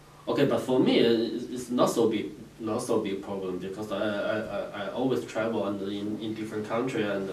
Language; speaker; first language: English; non-native, learner; Chinese